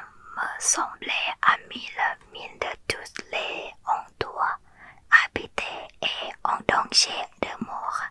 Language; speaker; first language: French; non-native, learner; Thai